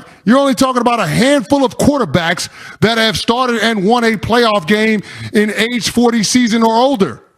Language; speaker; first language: English; native; English